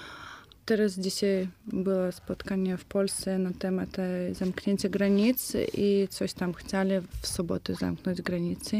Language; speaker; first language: Polish; non-native, fluent; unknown